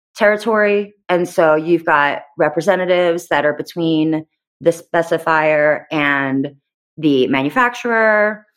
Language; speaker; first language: English; native; English